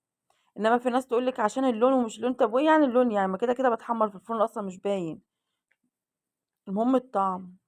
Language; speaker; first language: Arabic; native; Arabic